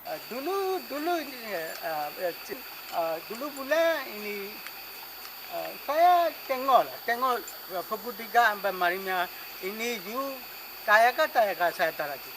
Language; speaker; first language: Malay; non-native, learner; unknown